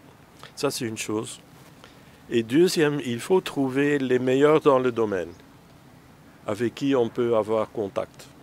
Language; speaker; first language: French; non-native, fluent; Dutch